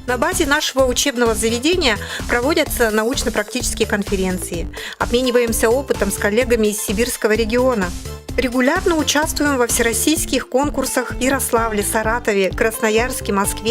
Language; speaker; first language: Russian; native; Russian